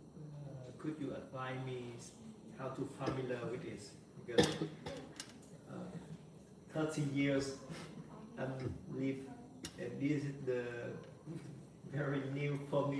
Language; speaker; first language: English; non-native, learner; Vietnamese